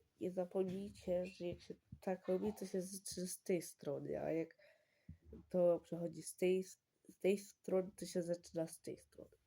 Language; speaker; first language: Polish; early bilingual, heritage; Polish